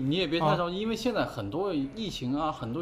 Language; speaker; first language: Chinese; native; Chinese